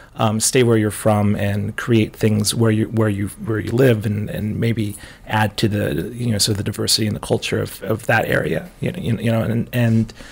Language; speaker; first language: English; native; English